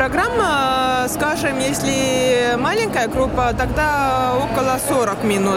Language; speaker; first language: Russian; non-native, learner; Estonian